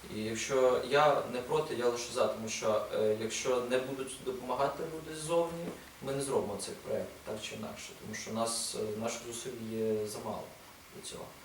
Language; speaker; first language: Ukrainian; native; Ukrainian